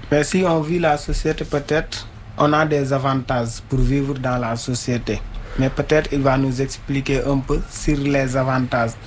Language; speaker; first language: French; non-native, local second language; Wolof